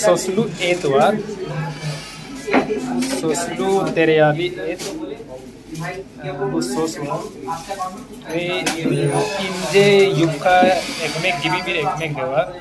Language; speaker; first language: Turkish; non-native, fluent; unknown